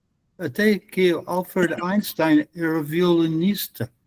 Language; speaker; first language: Portuguese; non-native, fluent; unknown